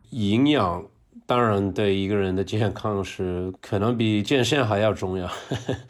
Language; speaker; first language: Chinese; non-native, fluent; English